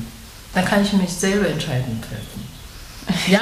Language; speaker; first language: German; non-native, learner; Chinese